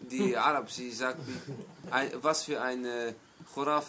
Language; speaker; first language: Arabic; non-native, learner; German